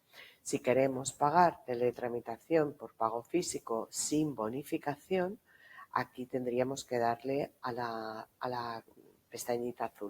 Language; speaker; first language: Spanish; native; Spanish